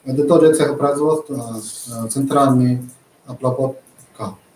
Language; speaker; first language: Russian; non-native, learner; Chinese